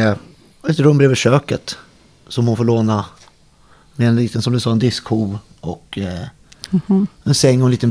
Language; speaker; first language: Swedish; native; Swedish